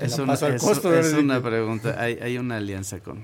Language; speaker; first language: Spanish; native; Spanish